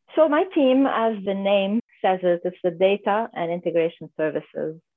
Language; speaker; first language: English; non-native, fluent; Arabic